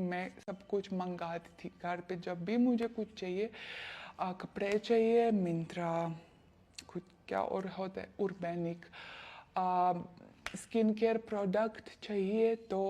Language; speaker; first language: Hindi; non-native, fluent; Russian